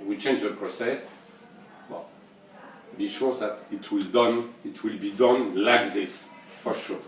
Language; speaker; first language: English; non-native, learner; French